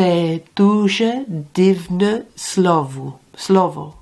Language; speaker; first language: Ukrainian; non-native, learner; English